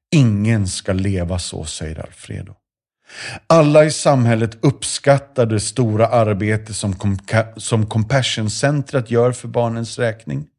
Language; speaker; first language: Swedish; native; Swedish